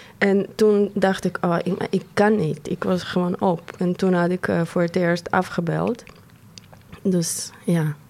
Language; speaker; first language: Dutch; non-native, fluent; Croatian